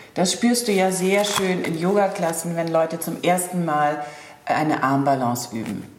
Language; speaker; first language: German; native; German